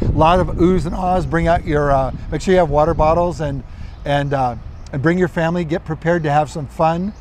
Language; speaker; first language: English; native; English